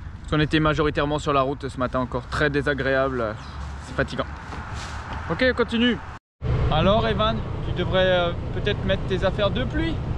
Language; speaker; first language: French; native; French